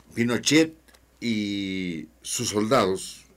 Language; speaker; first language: Spanish; native; Spanish